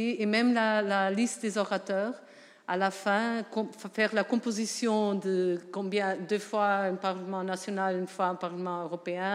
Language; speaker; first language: French; non-native, fluent; Portuguese